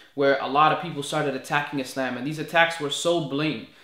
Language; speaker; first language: English; native; English